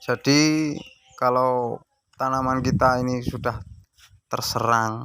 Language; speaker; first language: Indonesian; non-native, local second language; Javanese